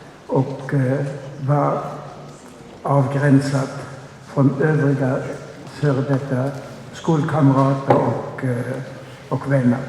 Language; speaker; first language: Swedish; non-native, fluent; German